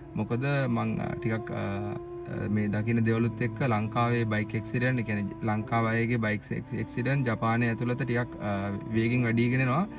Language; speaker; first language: Sinhala; native; Sinhala